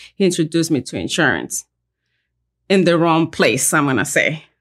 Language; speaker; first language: English; early bilingual, other home language; Spanish